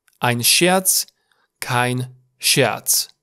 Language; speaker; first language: German; non-native, learner; Romanian